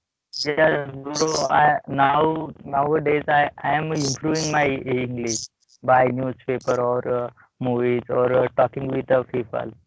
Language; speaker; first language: English; non-native, learner; Marathi